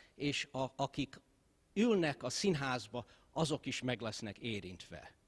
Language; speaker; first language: Hungarian; early bilingual, other home language; English